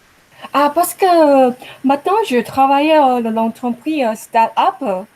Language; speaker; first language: French; non-native, learner; Chinese